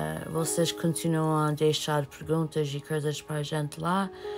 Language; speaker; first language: Portuguese; early bilingual, heritage; Portuguese